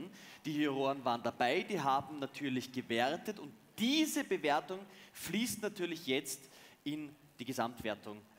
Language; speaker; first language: German; native; German